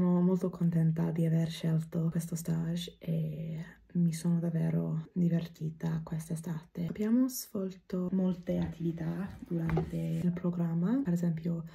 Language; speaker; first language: Italian; non-native, fluent; English